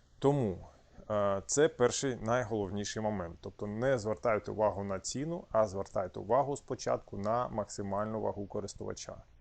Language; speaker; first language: Ukrainian; non-native, local second language; Russian